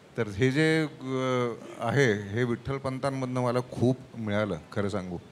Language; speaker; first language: Marathi; native; Marathi